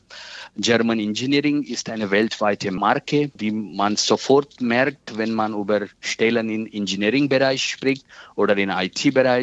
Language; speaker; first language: German; non-native, fluent; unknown